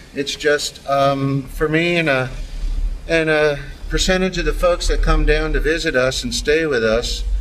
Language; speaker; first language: English; native; English